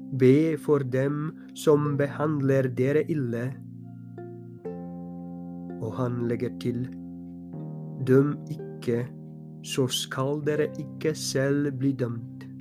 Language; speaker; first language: Norwegian; non-native, fluent; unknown